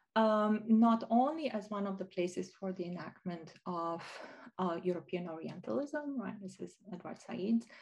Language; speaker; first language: English; non-native, fluent; Romanian